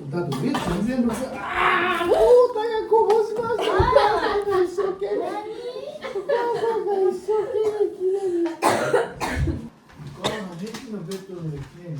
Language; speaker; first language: Japanese; native; Japanese